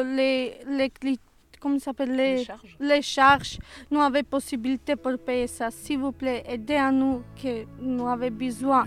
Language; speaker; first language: French; non-native, learner; Serbian